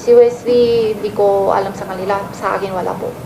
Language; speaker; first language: Filipino; non-native, learner; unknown